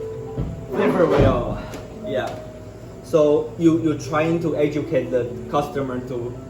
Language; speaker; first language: English; non-native, learner; Chinese